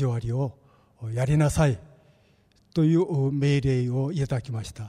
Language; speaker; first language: Japanese; non-native, fluent; Korean